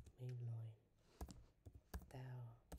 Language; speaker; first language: Finnish; non-native, learner; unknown